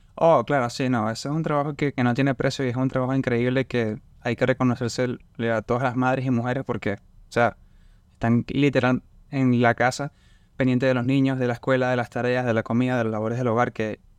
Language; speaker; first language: Spanish; native; Spanish